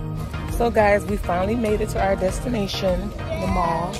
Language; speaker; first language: English; native; English